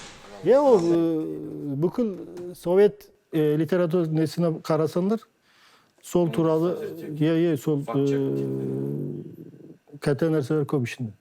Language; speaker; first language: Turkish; non-native, local second language; Kazakh